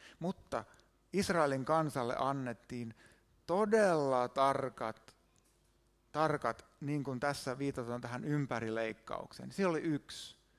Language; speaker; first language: Finnish; native; Finnish